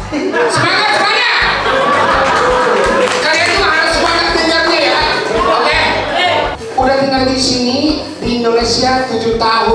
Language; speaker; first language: Indonesian; non-native, fluent; Japanese